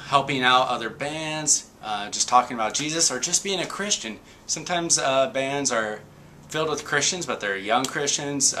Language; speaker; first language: English; native; English